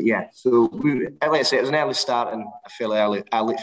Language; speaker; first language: English; native; English